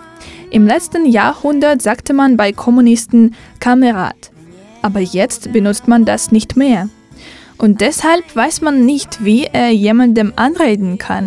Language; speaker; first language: German; non-native, fluent; Russian